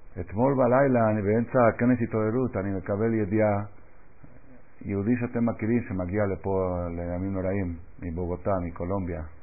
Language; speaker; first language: Hebrew; non-native, fluent; Spanish